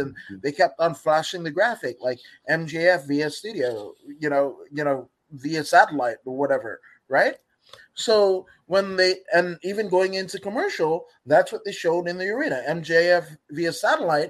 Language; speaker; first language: English; native; English